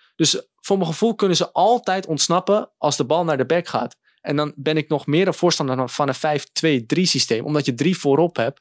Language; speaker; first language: Dutch; native; Dutch